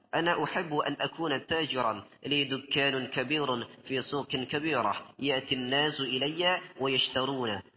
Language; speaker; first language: Arabic; non-native, learner; Indonesian